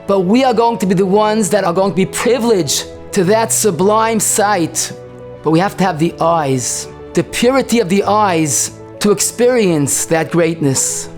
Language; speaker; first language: English; native; English